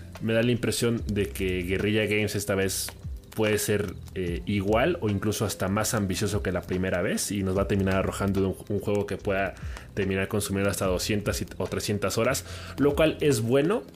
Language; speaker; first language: Spanish; native; Spanish